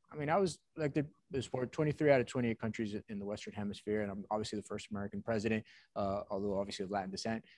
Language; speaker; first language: English; native; English